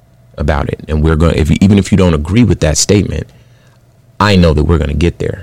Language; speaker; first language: English; early bilingual, other home language; Spanish